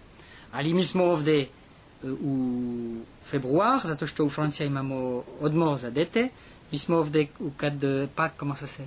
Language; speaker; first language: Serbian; non-native, learner; French